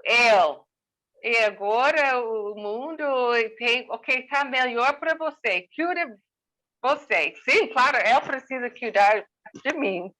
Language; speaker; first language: Portuguese; non-native, learner; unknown